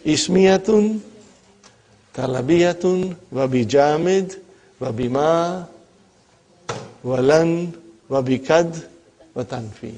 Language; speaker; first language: Arabic; non-native, fluent; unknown